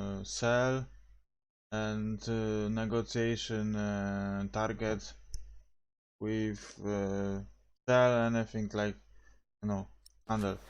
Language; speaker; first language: English; non-native, learner; Polish